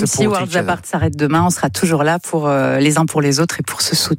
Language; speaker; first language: French; native; French